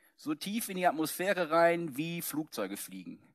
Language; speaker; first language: German; native; German